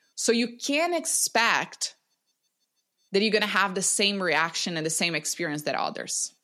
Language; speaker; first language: English; non-native, fluent; Portuguese